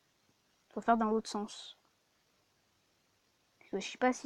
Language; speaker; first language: French; native; French